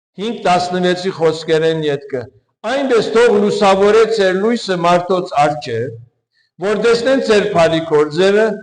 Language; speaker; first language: Armenian; early bilingual, heritage; Armenian